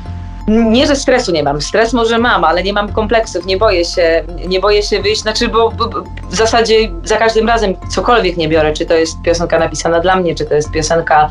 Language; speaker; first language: Polish; native; Polish